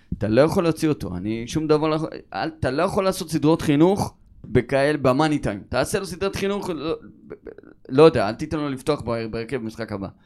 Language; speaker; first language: Hebrew; native; Hebrew